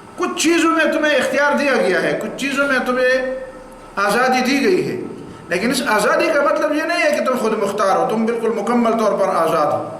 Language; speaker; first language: Urdu; non-native, local second language; Pashto